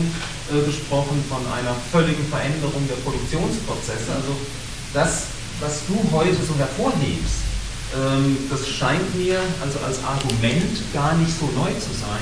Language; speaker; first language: German; native; German